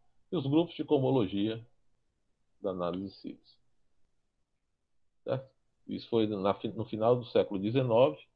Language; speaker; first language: Portuguese; native; Portuguese